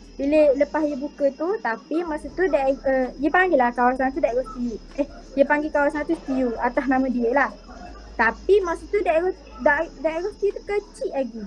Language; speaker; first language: Malay; native; Malay